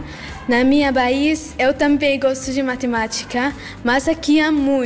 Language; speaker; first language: Portuguese; non-native, learner; Arabic